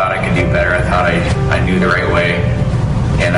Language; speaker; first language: English; native; English